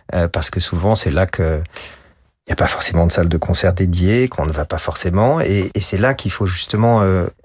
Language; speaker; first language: French; native; French